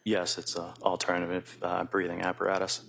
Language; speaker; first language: English; native; English